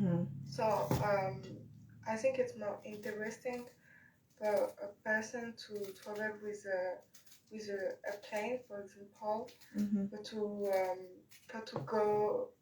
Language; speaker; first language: English; non-native, learner; French